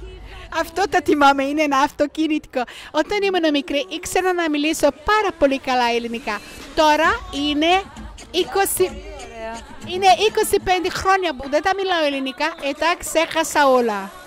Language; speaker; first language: Greek; early bilingual, heritage; Greek